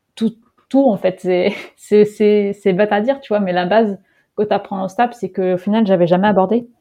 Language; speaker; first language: French; early bilingual, heritage; Dutch